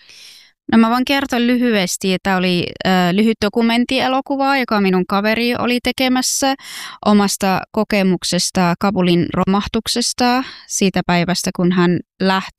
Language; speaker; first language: Finnish; non-native, fluent; Persian